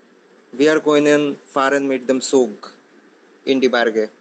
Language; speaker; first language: German; non-native, learner; Bangla